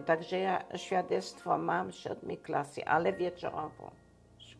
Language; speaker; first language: Polish; non-native, local second language; German